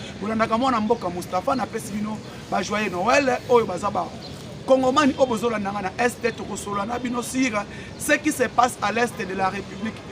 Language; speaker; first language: Lingala; non-native, local second language; Luba-Lulua